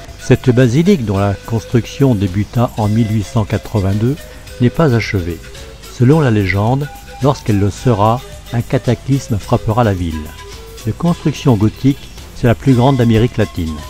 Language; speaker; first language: French; native; French